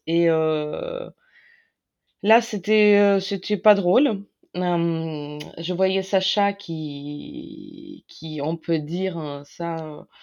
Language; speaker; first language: French; non-native, fluent; Ukrainian